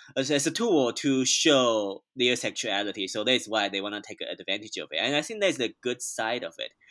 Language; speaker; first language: English; non-native, fluent; Chinese